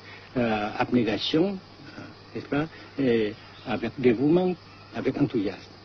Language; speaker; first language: French; non-native, fluent; Vietnamese